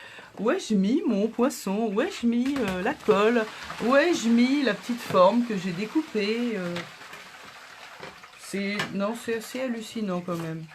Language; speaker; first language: French; native; French